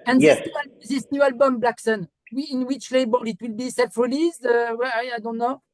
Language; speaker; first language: English; non-native, learner; French